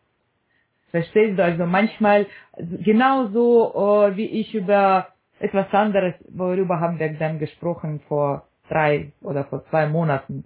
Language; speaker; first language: German; non-native, fluent; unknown